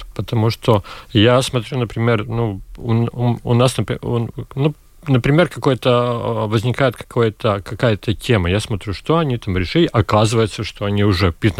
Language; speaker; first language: Russian; non-native, local second language; Latvian